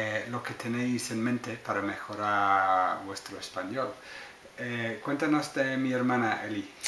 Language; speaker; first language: Spanish; non-native, fluent; English